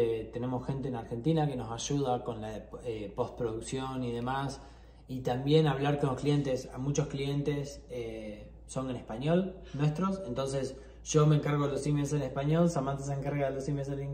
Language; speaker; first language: Spanish; native; Spanish